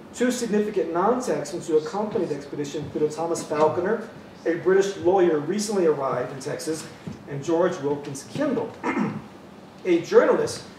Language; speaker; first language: English; native; English